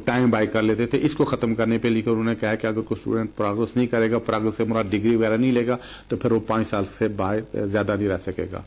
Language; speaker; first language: Urdu; native; Urdu